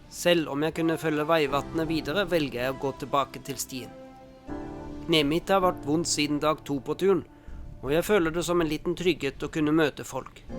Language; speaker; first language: Norwegian; non-native, fluent; German